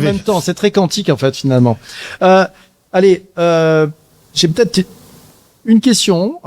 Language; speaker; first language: French; native; French